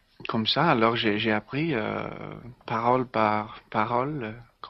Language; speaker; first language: French; non-native, learner; English